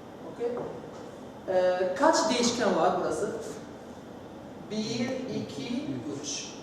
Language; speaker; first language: Turkish; non-native, learner; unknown